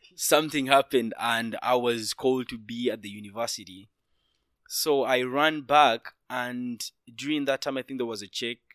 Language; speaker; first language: English; non-native, local second language; Ganda